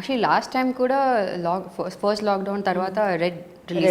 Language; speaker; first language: Telugu; non-native, learner; Tamil